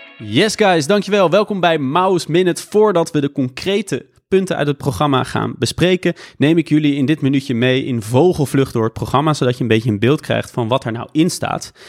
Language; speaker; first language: Dutch; native; Dutch